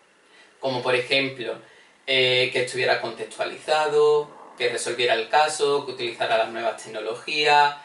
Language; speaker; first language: Spanish; native; Spanish